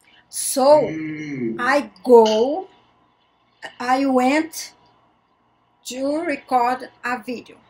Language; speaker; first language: English; non-native, learner; Portuguese